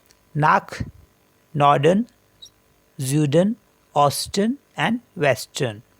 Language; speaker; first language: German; non-native, learner; Hindi